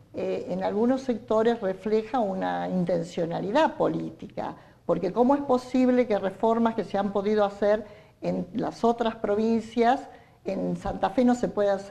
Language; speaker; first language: Spanish; native; Spanish